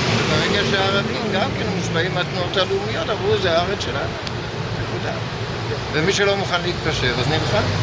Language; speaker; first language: Hebrew; native; Hebrew